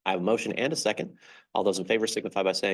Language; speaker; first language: English; native; English